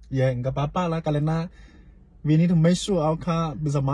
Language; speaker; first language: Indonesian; non-native, learner; Chinese